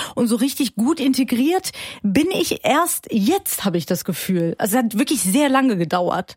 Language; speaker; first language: German; early bilingual, other home language; Persian